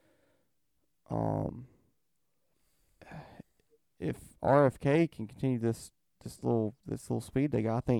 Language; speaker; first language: English; native; English